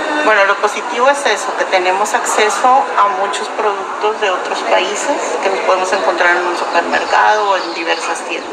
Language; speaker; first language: Spanish; native; Spanish